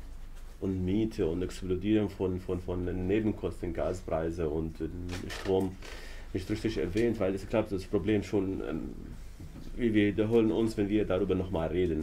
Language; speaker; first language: German; non-native, learner; Arabic